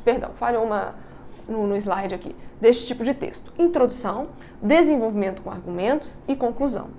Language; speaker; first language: Portuguese; native; Portuguese